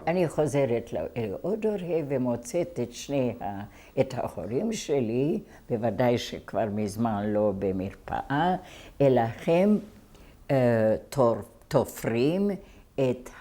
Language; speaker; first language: Hebrew; non-native, fluent; Hungarian